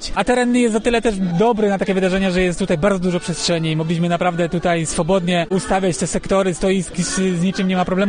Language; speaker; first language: Polish; native; Polish